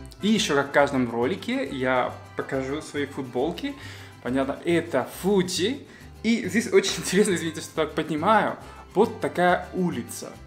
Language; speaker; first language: Russian; non-native, fluent; Spanish